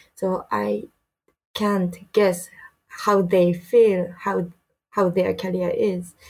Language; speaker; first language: English; non-native, learner; Japanese